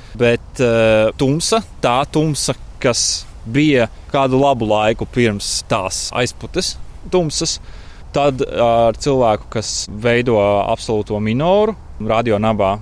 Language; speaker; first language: Latvian; native; Latvian